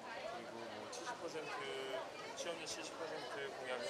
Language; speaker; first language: Korean; native; Korean